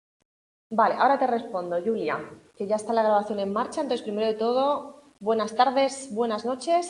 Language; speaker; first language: Spanish; native; Spanish